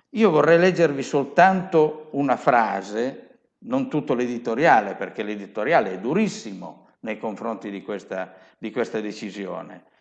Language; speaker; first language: Italian; native; Italian